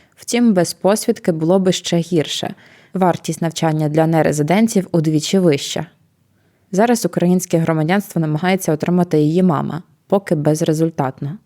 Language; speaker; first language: Ukrainian; native; Ukrainian